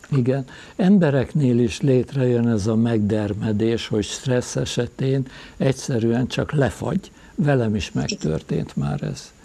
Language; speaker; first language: Hungarian; native; Hungarian